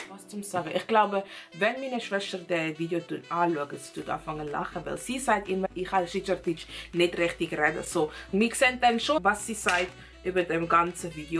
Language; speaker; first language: German; non-native, fluent; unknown